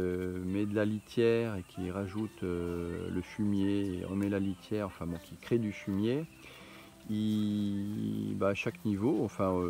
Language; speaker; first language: French; native; French